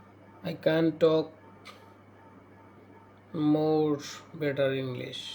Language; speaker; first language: English; non-native, learner; Bangla